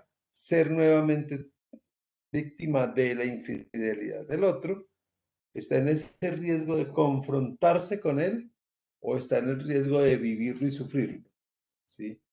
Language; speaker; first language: Spanish; native; Spanish